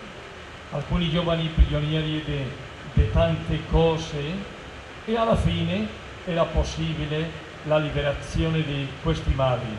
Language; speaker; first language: Italian; non-native, fluent; Spanish